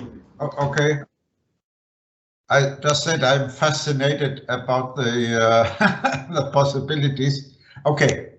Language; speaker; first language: English; non-native, fluent; German